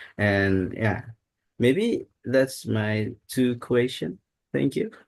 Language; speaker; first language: English; non-native, learner; Indonesian